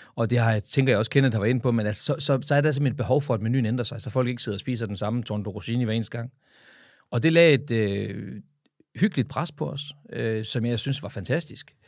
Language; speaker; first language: Danish; native; Danish